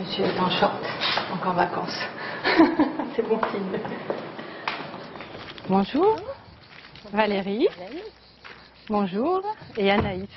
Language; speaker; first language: French; native; French